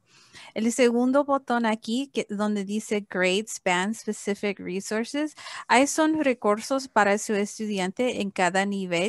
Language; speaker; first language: Spanish; early bilingual, heritage; English